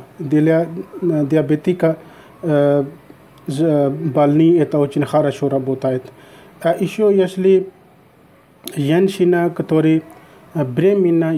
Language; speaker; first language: Russian; non-native, learner; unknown